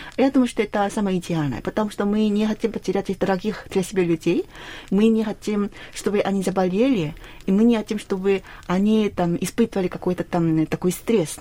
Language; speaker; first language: Russian; non-native, fluent; Korean